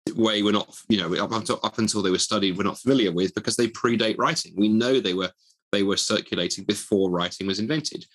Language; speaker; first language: English; native; English